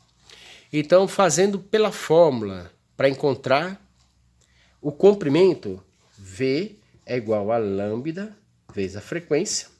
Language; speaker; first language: Portuguese; native; Portuguese